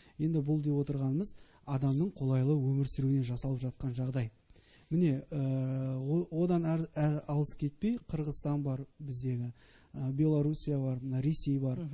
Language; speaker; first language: Kazakh; native; Kazakh